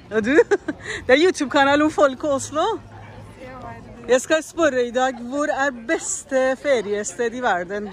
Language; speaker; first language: Norwegian; non-native, learner; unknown